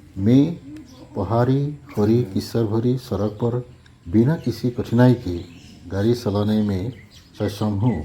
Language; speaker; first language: Hindi; non-native, local second language; Assamese